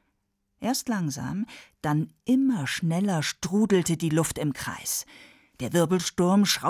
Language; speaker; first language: German; native; German